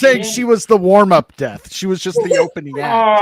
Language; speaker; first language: English; native; English